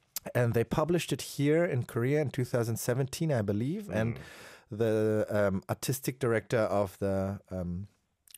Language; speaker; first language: English; non-native, fluent; German